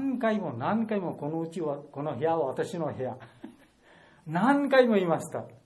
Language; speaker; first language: Japanese; non-native, learner; Bangla